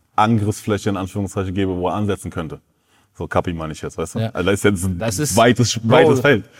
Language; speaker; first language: German; native; German